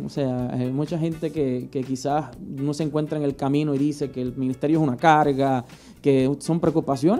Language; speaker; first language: Spanish; native; Spanish